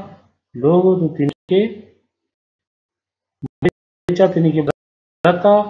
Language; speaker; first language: Spanish; non-native, learner; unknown